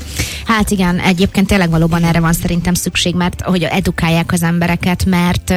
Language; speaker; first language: Hungarian; native; Hungarian